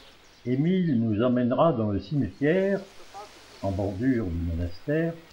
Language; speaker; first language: French; native; French